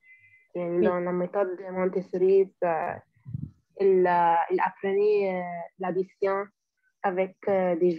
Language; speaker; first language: French; non-native, learner; Arabic